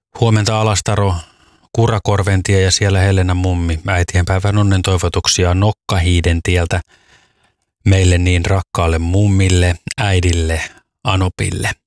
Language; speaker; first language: Finnish; native; Finnish